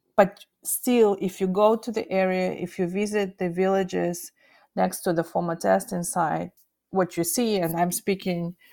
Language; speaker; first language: English; non-native, fluent; Russian